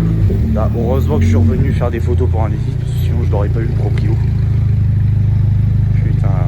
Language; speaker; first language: French; native; French